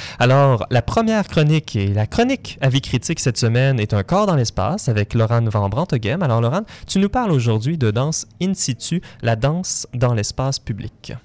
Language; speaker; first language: French; native; French